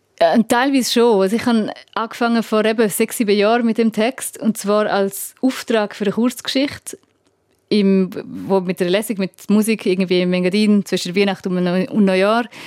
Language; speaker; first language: German; native; German